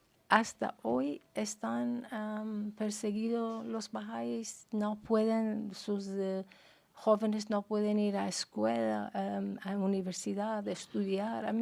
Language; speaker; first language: Spanish; non-native, fluent; Persian